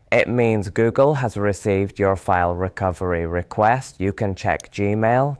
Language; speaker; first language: English; non-native, learner; Vietnamese